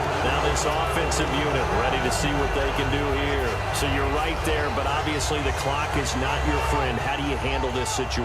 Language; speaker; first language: English; native; English